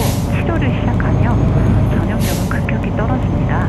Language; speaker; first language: Korean; native; Korean